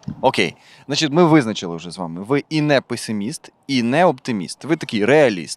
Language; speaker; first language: Ukrainian; native; Ukrainian